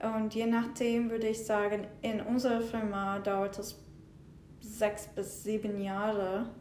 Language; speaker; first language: German; non-native, fluent; Turkish